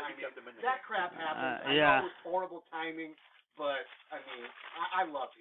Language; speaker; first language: English; native; English